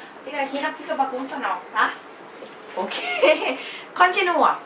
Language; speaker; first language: Portuguese; non-native, fluent; Thai